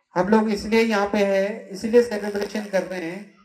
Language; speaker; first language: Hindi; non-native, local second language; Telugu